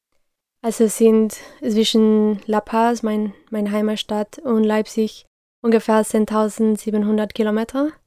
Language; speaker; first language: German; non-native, fluent; Spanish